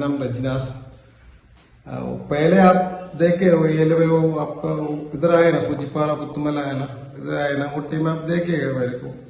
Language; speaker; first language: Hindi; non-native, local second language; Malayalam